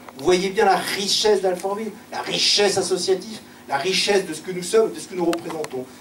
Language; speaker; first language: French; native; French